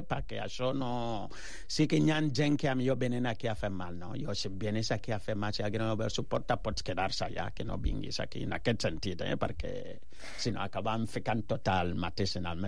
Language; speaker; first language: Catalan; non-native, fluent; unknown